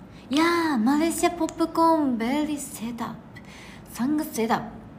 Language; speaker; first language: English; non-native, learner; Japanese